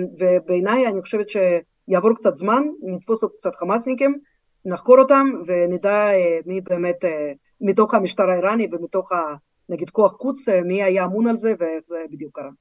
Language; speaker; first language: Hebrew; non-native, fluent; Russian